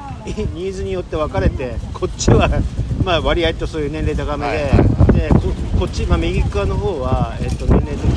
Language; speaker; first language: Japanese; native; Japanese